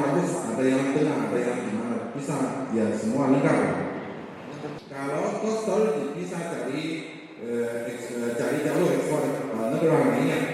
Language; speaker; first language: Indonesian; non-native, learner; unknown